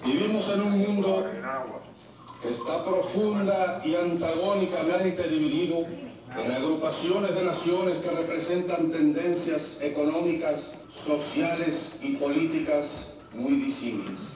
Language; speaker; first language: Spanish; native; Spanish